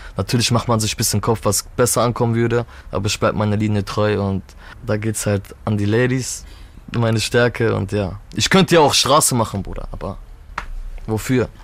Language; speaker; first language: German; early bilingual, other home language; Turkish